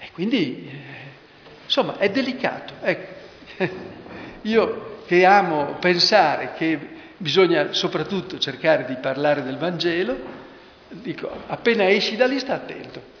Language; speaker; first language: Italian; native; Italian